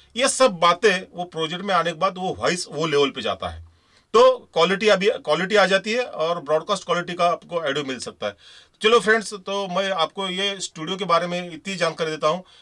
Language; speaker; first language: Hindi; non-native, local second language; Marathi